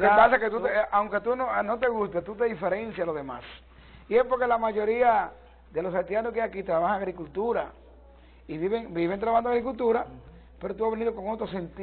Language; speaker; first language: Spanish; native; Spanish